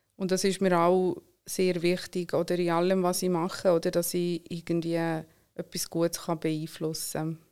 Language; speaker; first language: German; early bilingual, other home language; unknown